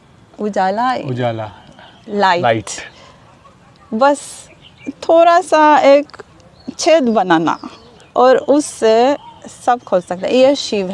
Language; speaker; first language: Hindi; non-native, learner; Hebrew